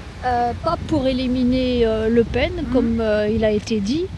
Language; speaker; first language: French; native; French